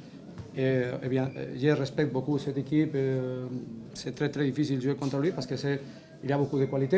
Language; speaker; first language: French; non-native, learner; Spanish